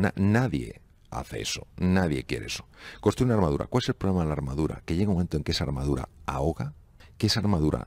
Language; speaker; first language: Spanish; native; Spanish